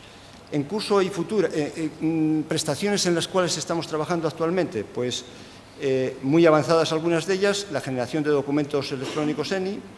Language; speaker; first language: Spanish; native; Spanish